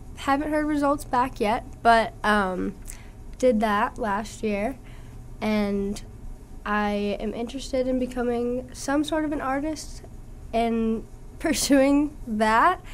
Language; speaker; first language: English; native; English